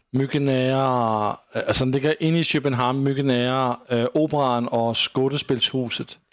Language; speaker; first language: Swedish; native; Swedish